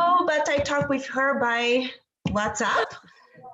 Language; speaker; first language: English; non-native, learner; Portuguese